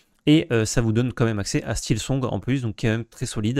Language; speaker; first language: French; native; French